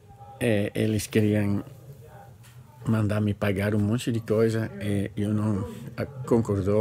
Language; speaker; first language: Portuguese; non-native, learner; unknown